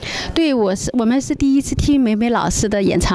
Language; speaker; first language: Chinese; native; Chinese